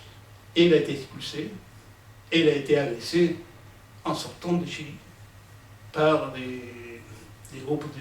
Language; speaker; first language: French; non-native, fluent; Spanish